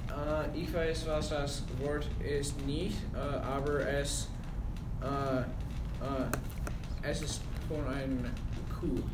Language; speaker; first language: German; non-native, learner; English